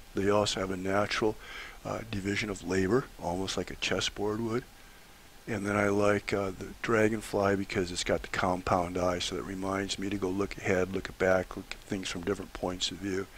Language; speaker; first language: English; native; English